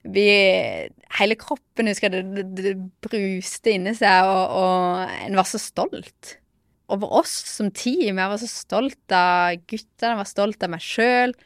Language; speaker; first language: Norwegian; native; Norwegian